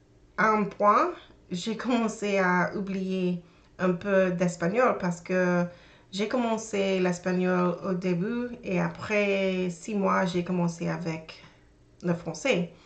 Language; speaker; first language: French; non-native, learner; English